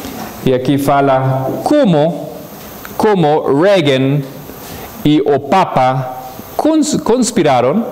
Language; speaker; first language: Portuguese; non-native, fluent; Spanish